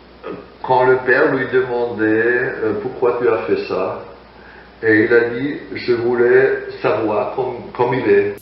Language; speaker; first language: French; non-native, fluent; German